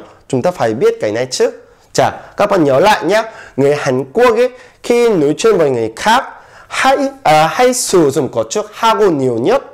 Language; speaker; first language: Vietnamese; non-native, fluent; Korean